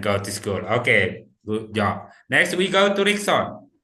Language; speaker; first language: English; non-native, fluent; Indonesian